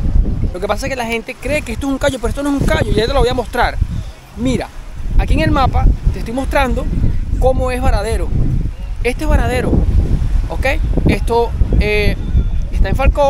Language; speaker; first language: Spanish; native; Spanish